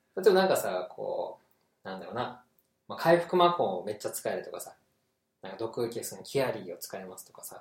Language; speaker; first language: Japanese; native; Japanese